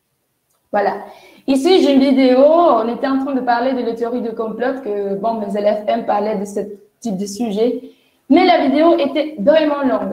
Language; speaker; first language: French; non-native, fluent; Spanish